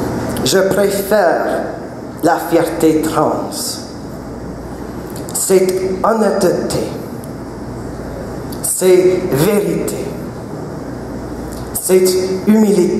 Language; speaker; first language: French; non-native, local second language; English